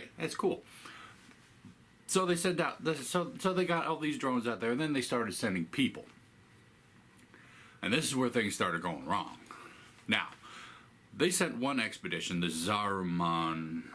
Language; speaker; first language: English; native; English